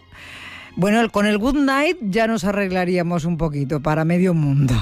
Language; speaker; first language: Spanish; native; Spanish